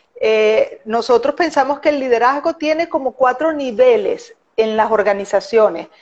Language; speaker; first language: Spanish; native; Spanish